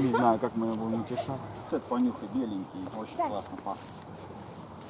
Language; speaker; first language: Russian; native; Russian